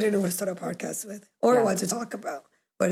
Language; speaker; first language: English; non-native, fluent; Spanish